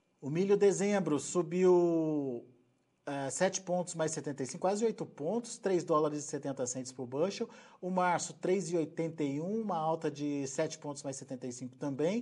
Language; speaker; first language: Portuguese; native; Portuguese